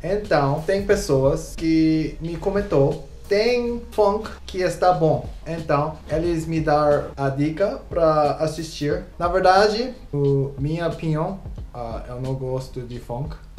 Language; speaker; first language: Portuguese; non-native, learner; English